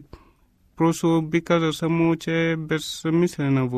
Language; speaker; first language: Bulgarian; non-native, fluent; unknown